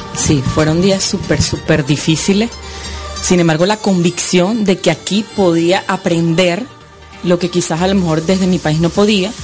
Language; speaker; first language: Spanish; native; Spanish